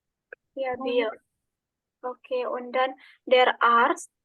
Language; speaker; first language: German; non-native, fluent; Indonesian